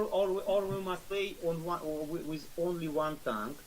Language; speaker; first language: English; non-native, learner; Russian